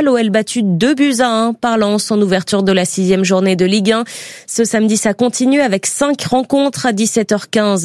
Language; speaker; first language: French; native; French